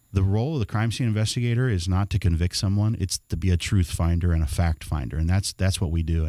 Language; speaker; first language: English; native; English